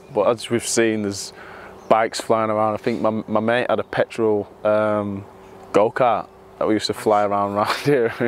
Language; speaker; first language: English; native; English